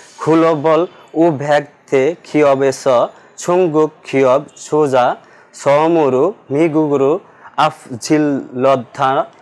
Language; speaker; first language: Korean; non-native, learner; Bangla